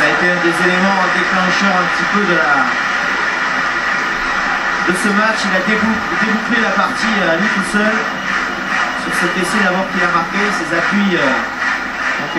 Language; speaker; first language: French; native; French